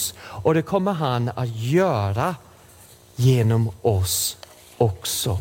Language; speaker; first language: Swedish; non-native, fluent; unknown